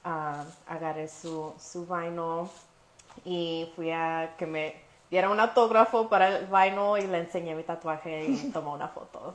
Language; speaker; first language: Spanish; early bilingual, heritage; Spanish